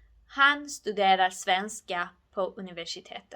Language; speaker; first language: Swedish; non-native, fluent; Georgian